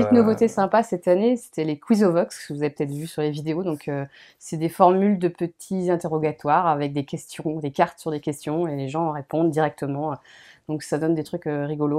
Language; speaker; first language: French; native; French